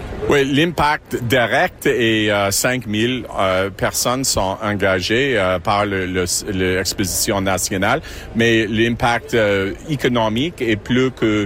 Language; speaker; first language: French; non-native, local second language; English